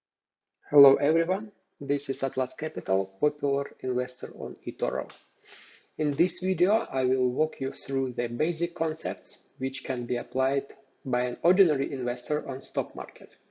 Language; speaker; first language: English; non-native, fluent; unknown